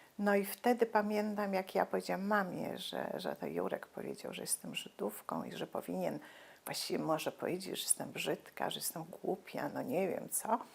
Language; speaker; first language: Polish; native; Polish